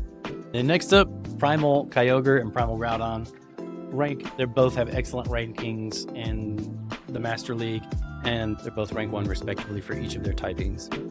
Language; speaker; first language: English; native; English